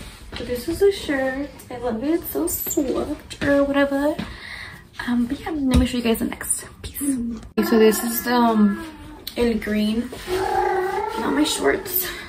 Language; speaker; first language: English; early bilingual, other home language; Spanish